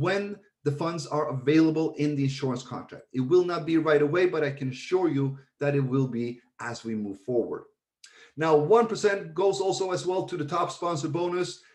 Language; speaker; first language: English; non-native, fluent; Swedish